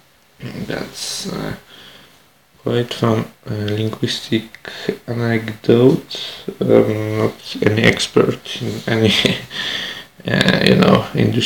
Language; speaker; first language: English; non-native, fluent; Polish